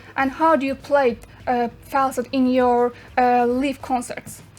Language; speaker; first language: English; non-native, learner; Azerbaijani